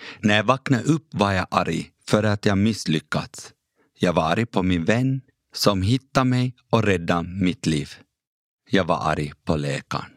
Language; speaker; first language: Swedish; early bilingual, other home language; Kurdish